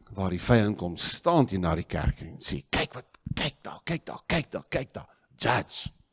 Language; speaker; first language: Afrikaans; native; Afrikaans